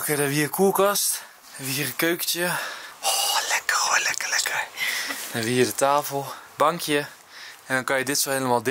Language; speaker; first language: Dutch; native; Dutch